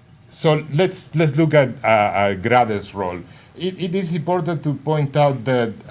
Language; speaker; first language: English; non-native, fluent; Spanish